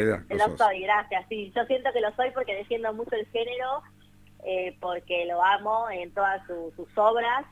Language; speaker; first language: Spanish; native; Spanish